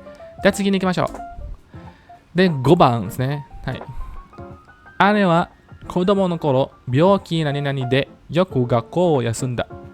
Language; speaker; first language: Japanese; non-native, fluent; Indonesian